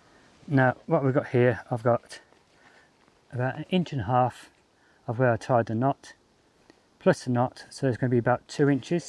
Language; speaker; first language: English; native; English